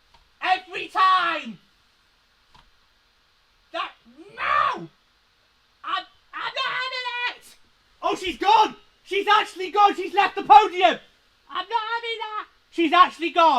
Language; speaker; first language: English; native; English